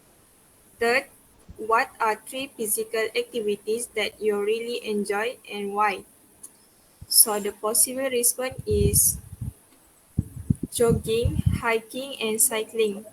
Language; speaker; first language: English; non-native, local second language; Malay